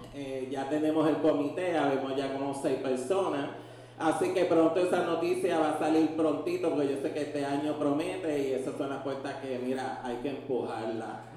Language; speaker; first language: Spanish; native; Spanish